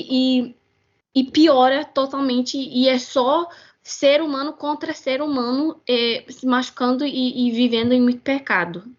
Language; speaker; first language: Portuguese; non-native, fluent; English